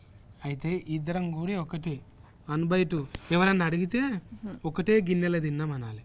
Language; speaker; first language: Telugu; native; Telugu